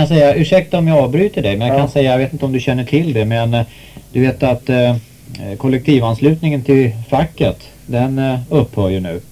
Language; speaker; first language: Swedish; native; Swedish